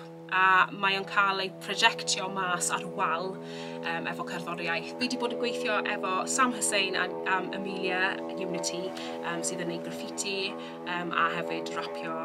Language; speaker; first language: Welsh; non-native, local second language; English